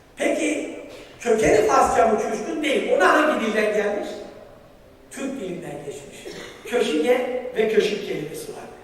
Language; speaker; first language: Turkish; native; Turkish